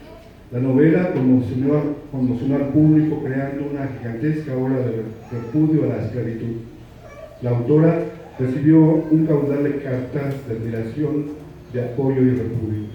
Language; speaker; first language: Spanish; native; Spanish